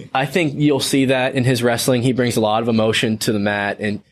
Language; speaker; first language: English; native; English